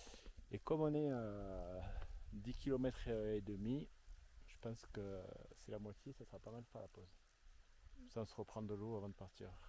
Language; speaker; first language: French; native; French